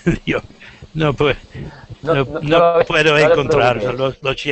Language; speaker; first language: Spanish; non-native, learner; English